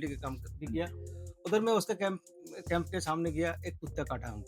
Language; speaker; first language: Hindi; non-native, fluent; Bangla